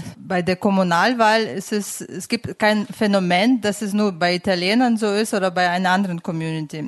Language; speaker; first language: German; non-native, fluent; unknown